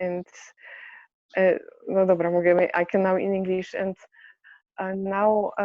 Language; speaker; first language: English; non-native, learner; Polish